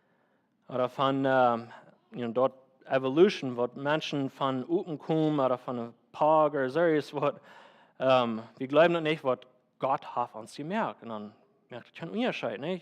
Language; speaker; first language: German; non-native, learner; Plautdietsch